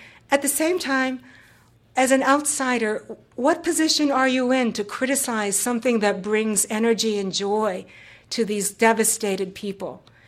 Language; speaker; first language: English; early bilingual, other home language; Japanese